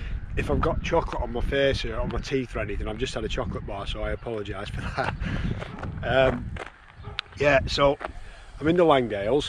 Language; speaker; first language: English; native; English